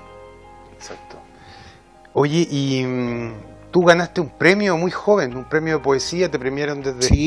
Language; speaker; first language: Spanish; native; Spanish